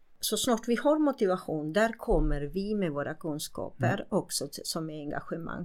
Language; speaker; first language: Swedish; non-native, fluent; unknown